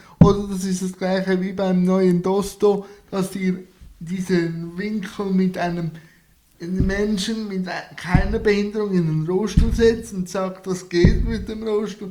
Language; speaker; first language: German; native; German